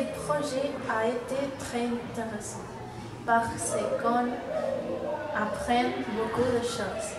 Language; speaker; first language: French; non-native, learner; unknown